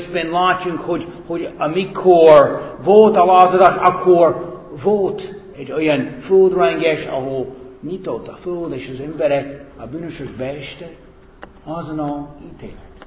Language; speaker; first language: Hungarian; non-native, fluent; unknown